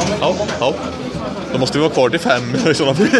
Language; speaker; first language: Swedish; native; Swedish